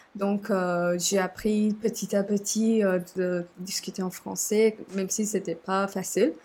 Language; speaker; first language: French; non-native, fluent; Sinhala